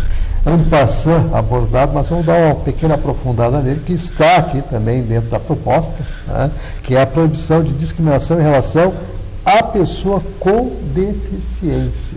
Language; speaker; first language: Portuguese; native; Portuguese